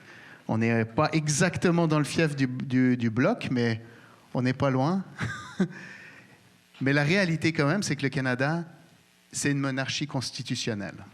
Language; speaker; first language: French; native; French